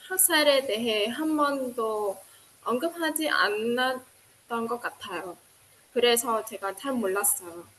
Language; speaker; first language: Korean; non-native, fluent; Vietnamese